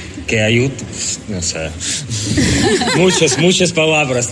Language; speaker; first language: Spanish; non-native, learner; Ukrainian